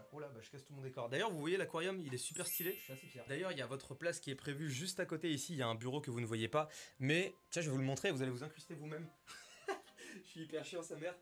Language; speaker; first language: French; native; French